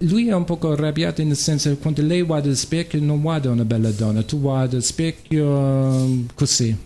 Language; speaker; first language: Italian; non-native, learner; English